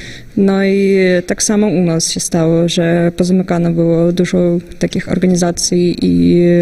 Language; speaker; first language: Polish; non-native, fluent; Russian